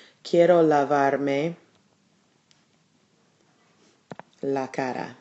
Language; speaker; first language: Spanish; non-native, fluent; English